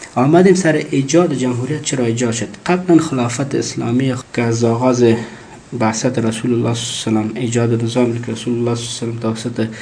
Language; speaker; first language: Persian; native; Persian